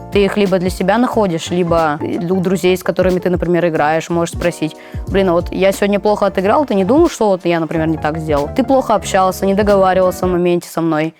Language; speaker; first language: Russian; native; Russian